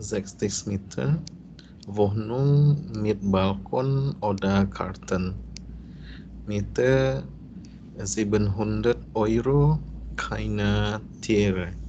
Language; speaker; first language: German; non-native, learner; Indonesian